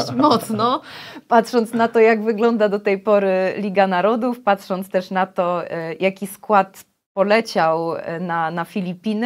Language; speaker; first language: Polish; native; Polish